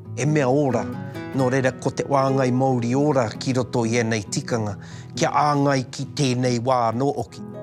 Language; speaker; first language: Māori; native; Māori